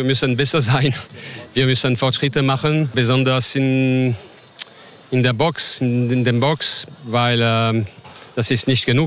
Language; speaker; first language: German; non-native, learner; French